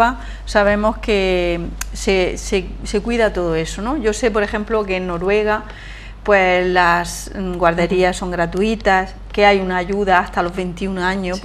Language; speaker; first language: Spanish; native; Spanish